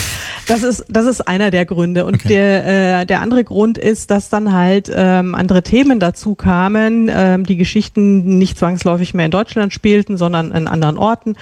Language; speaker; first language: German; native; German